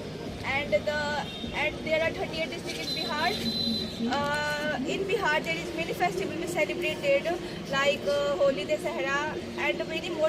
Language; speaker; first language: English; non-native, learner; Hindi